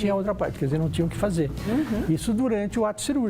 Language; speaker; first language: Portuguese; native; Portuguese